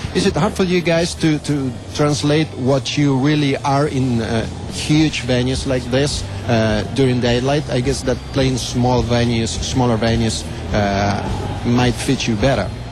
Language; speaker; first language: English; non-native, fluent; Spanish